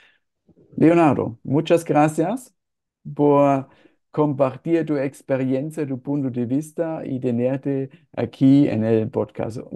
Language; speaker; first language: Spanish; non-native, fluent; German